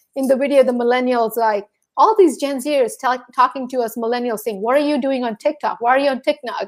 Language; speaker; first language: English; early bilingual, other home language; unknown